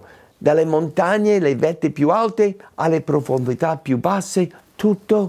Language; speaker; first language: Italian; non-native, fluent; English